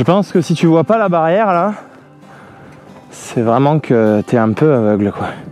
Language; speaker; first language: French; native; French